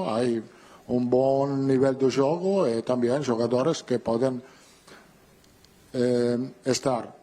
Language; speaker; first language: Portuguese; non-native, learner; Italian